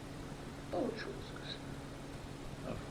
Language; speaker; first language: French; native; French